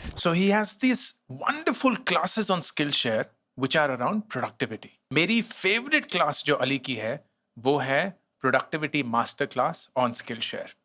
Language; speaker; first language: Hindi; native; Hindi